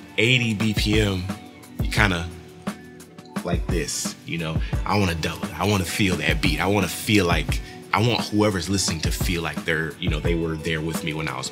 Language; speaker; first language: English; native; English